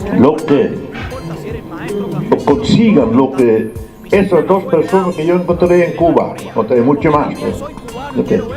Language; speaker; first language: Spanish; non-native, fluent; Dutch